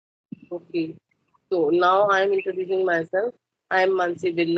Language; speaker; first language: English; non-native, local second language; Hindi